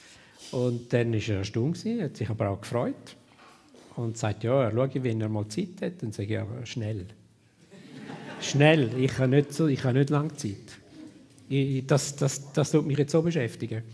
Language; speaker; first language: German; native; German